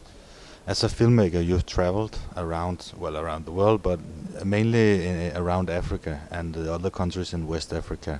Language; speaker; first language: English; non-native, fluent; Danish